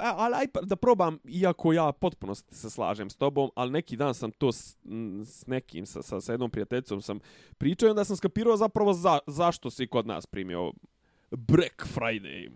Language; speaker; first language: Bosnian; native; Bosnian